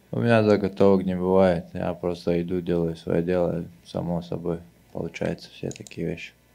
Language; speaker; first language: Russian; non-native, local second language; Chechen